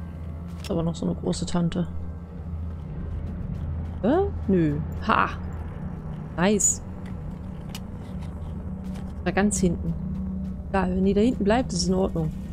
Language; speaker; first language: German; native; German